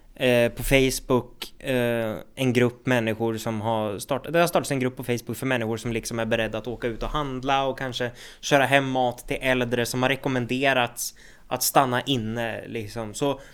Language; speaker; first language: Swedish; native; Swedish